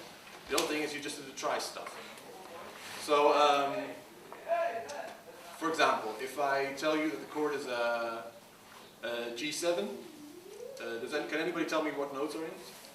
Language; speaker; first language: English; non-native, fluent; Dutch